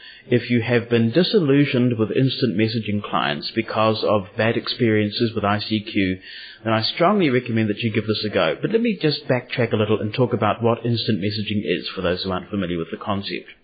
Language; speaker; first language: English; native; English